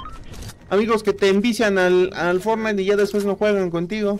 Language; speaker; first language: Spanish; native; Spanish